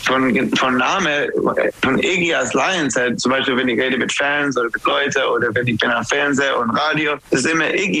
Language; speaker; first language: German; non-native, fluent; English